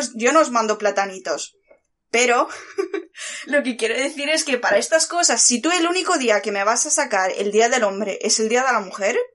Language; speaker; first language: Spanish; early bilingual, other home language; Bulgarian